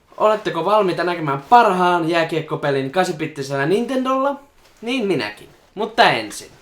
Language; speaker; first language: Finnish; native; Finnish